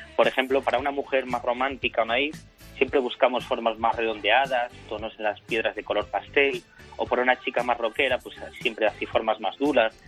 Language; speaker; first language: Spanish; native; Spanish